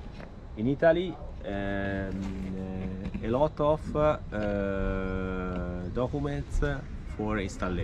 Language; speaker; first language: English; non-native, learner; Italian